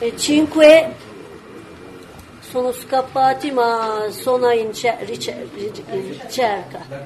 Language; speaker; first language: Italian; non-native, learner; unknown